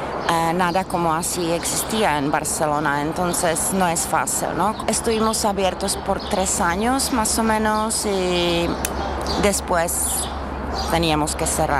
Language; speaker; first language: Spanish; non-native, learner; Czech